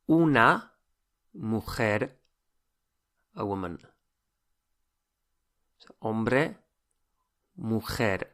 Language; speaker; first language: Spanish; non-native, fluent; English